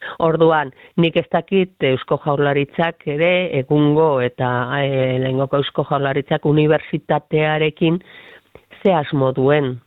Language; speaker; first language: Basque; native; Basque